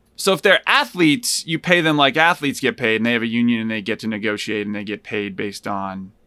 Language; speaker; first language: English; native; English